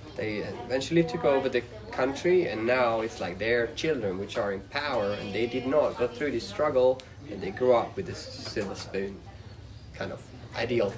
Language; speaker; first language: English; non-native, fluent; Swedish